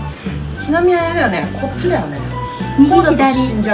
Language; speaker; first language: Japanese; native; Japanese